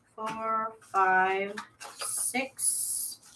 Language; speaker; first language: English; native; English